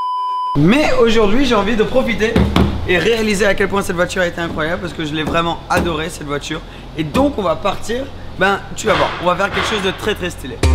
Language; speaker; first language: French; native; French